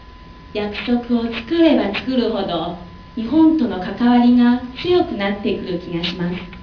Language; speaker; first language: Japanese; non-native, fluent; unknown